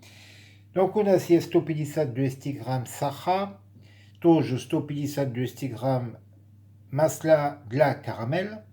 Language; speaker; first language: Russian; non-native, learner; French